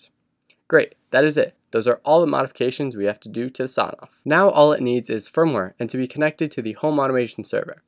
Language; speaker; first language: English; native; English